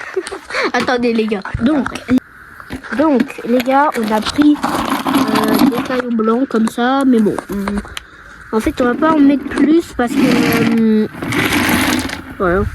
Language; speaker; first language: French; native; French